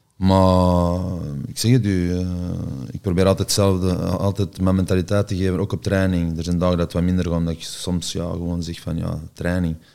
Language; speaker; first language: Dutch; native; Dutch